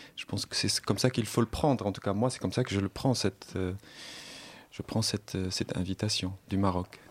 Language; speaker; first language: French; non-native, local second language; Arabic